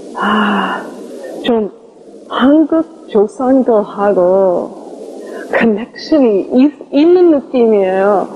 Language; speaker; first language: Korean; non-native, learner; English